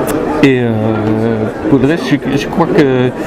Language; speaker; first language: French; non-native, fluent; Dutch